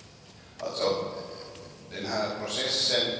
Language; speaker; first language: Swedish; non-native, local second language; Finnish